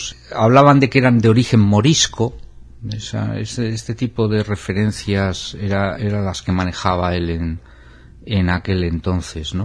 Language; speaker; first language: Spanish; native; Spanish